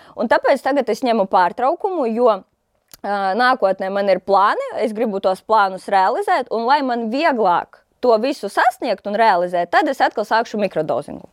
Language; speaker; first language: Latvian; non-native, local second language; Russian